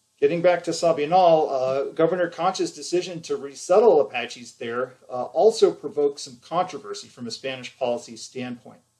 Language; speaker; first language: English; native; English